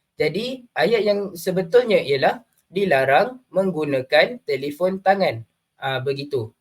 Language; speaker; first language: Malay; native; Malay